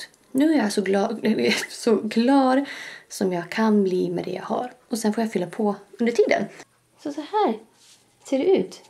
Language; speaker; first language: Swedish; native; Swedish